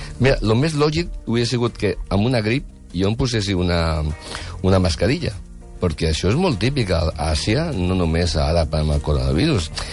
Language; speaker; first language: Catalan; early bilingual, other home language; Chinese